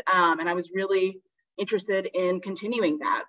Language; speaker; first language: English; native; English